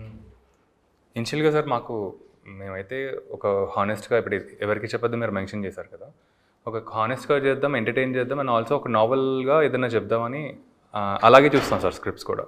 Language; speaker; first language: Telugu; native; Telugu